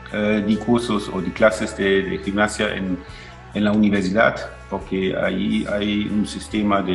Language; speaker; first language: Spanish; non-native, fluent; German